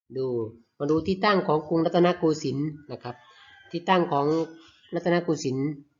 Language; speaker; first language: Thai; native; Thai